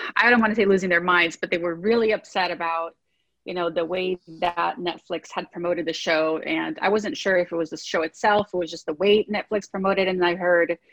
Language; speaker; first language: English; early bilingual, other home language; Portuguese